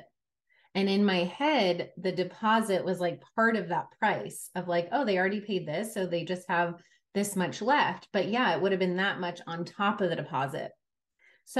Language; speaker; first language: English; native; English